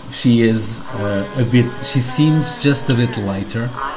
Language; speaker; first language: English; non-native, fluent; Portuguese